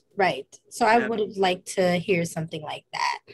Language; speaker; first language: English; native; English